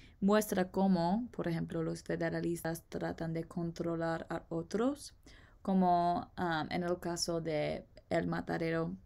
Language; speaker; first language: Spanish; non-native, learner; English